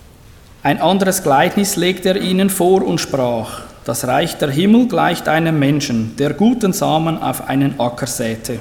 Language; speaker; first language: German; native; German